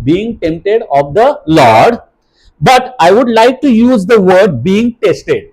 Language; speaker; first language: English; non-native, local second language; Marathi